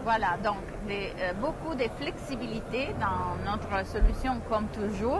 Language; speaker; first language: French; non-native, fluent; Italian